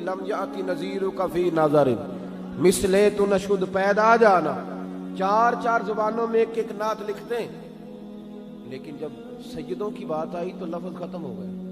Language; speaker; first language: Urdu; native; Urdu